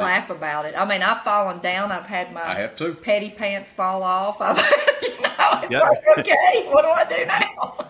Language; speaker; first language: English; native; English